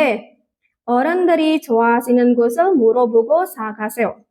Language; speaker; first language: Korean; non-native, fluent; Indonesian